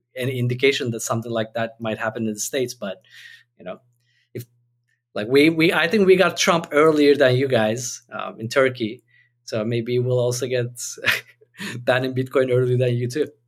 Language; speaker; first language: English; non-native, fluent; Turkish